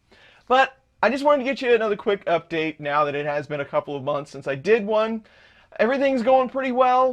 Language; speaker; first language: English; native; English